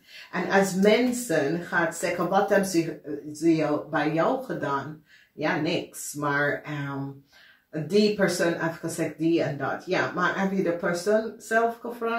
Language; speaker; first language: Dutch; non-native, fluent; English